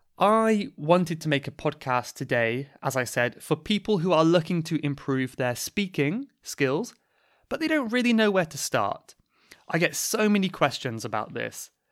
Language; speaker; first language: English; native; English